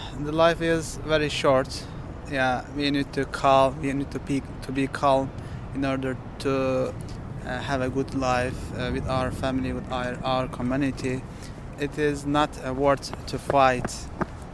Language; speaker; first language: English; non-native, learner; Turkish